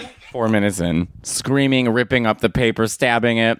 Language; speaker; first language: English; native; English